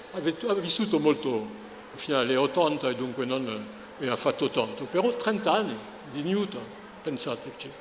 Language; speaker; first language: Italian; non-native, fluent; French